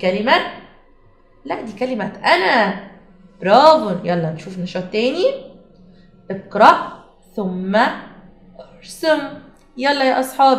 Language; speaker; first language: Arabic; native; Arabic